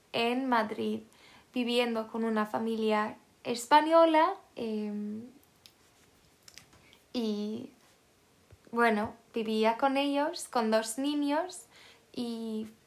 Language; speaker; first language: Spanish; non-native, fluent; Swedish